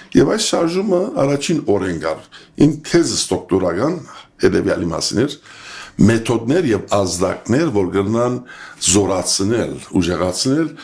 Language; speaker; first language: Armenian; early bilingual, heritage; Armenian